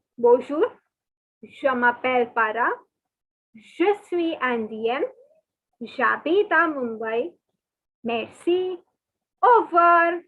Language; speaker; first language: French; non-native, learner; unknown